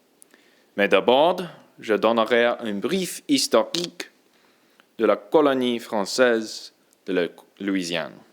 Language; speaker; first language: French; non-native, learner; English